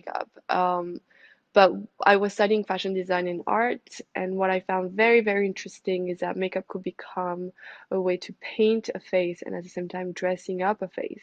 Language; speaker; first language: English; non-native, fluent; French